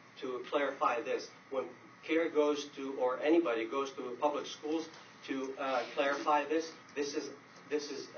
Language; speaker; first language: English; non-native, fluent; Arabic